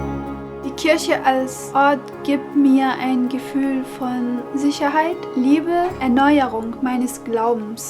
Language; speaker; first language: German; non-native, fluent; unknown